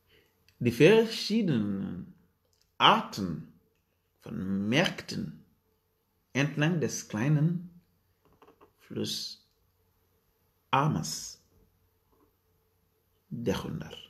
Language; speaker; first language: German; non-native, learner; Wolof